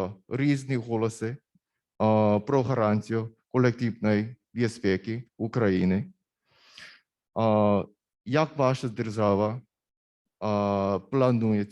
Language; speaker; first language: Ukrainian; non-native, learner; Korean